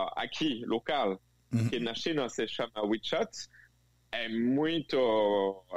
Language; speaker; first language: Portuguese; non-native, fluent; French